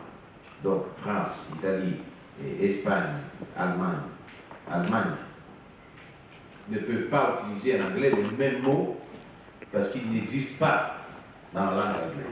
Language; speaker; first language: French; non-native, fluent; Italian